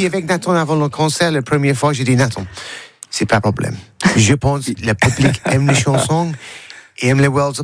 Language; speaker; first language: French; non-native, learner; English